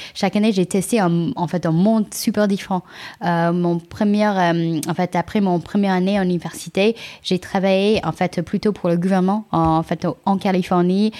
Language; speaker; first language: French; non-native, fluent; Chinese